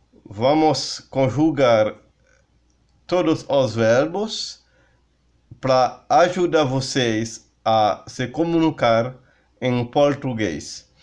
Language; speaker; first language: Portuguese; non-native, learner; Haitian Creole